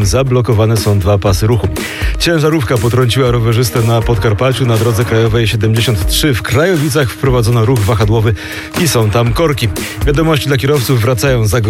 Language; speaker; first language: Polish; native; Polish